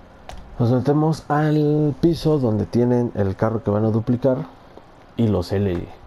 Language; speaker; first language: Spanish; native; Spanish